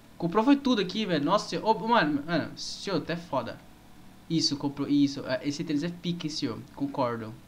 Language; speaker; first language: Portuguese; native; Portuguese